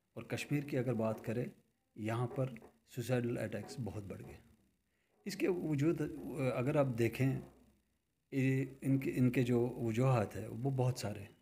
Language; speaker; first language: Hindi; non-native, local second language; Kashmiri